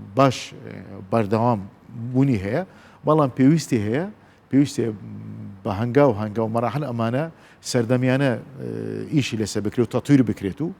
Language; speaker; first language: Central Kurdish; non-native, local second language; Turkmen